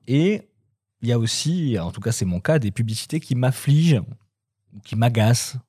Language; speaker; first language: French; native; French